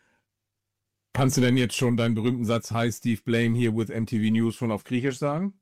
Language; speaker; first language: German; native; German